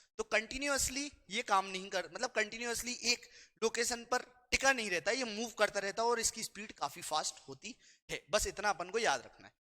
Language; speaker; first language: Hindi; native; Hindi